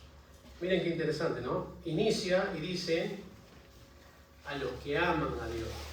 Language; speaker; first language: Spanish; native; Spanish